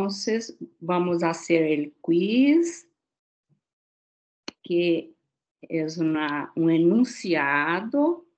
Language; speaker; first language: Spanish; non-native, fluent; Portuguese